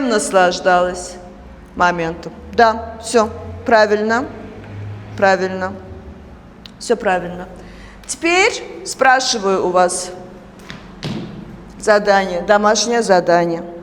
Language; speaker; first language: Russian; non-native, local second language; Azerbaijani